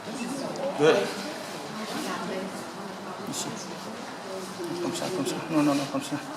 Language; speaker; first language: French; non-native, learner; Vietnamese